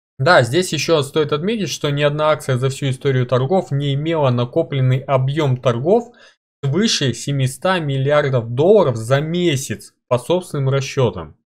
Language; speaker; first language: Russian; native; Russian